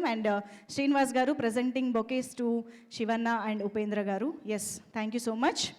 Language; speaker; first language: Telugu; native; Telugu